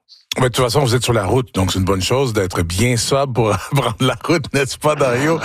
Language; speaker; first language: French; native; French